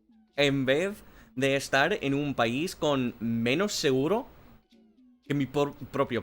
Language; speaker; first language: Spanish; non-native, learner; English